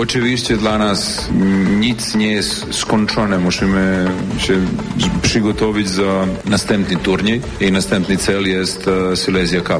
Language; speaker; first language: Polish; non-native, learner; Serbian